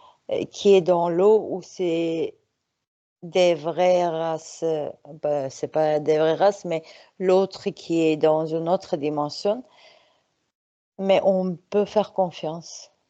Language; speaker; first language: French; non-native, fluent; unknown